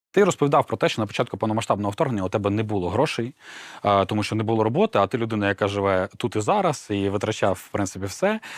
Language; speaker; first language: Ukrainian; native; Ukrainian